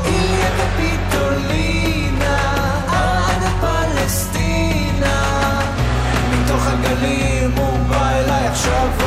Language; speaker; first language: Hebrew; native; Hebrew